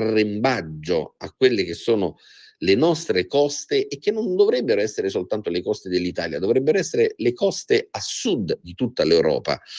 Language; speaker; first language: Italian; native; Italian